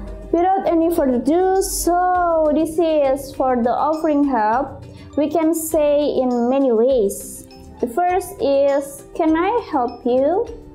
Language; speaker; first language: English; non-native, fluent; Indonesian